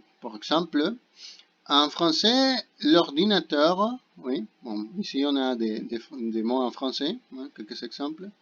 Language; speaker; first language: French; non-native, fluent; Spanish